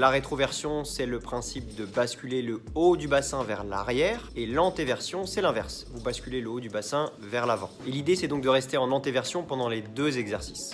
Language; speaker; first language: French; native; French